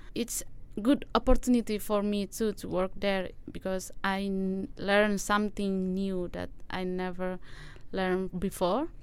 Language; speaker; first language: English; non-native, learner; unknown